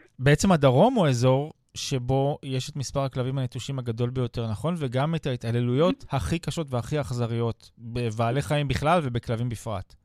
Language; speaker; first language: Hebrew; native; Hebrew